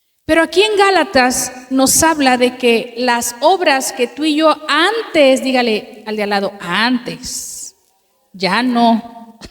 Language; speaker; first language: Spanish; native; Spanish